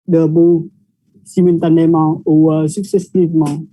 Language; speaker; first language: French; non-native, learner; Vietnamese